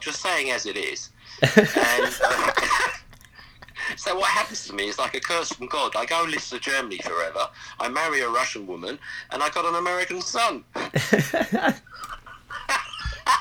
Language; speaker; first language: English; native; English